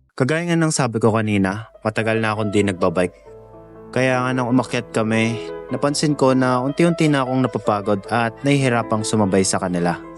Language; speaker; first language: Filipino; native; Filipino